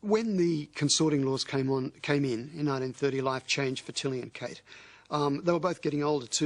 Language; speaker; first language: English; native; English